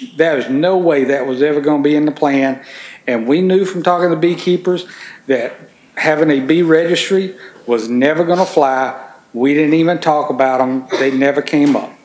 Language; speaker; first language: English; native; English